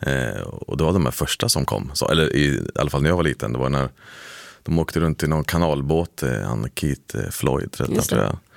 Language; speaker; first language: Swedish; native; Swedish